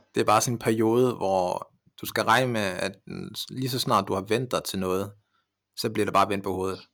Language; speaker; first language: Danish; early bilingual, other home language; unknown